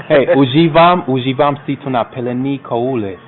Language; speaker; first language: Czech; non-native, learner; English